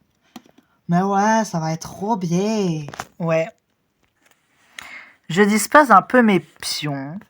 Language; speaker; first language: French; native; French